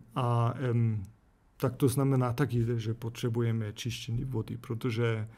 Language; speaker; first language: Czech; non-native, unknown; German